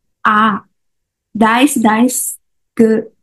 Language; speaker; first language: Korean; non-native, learner; Indonesian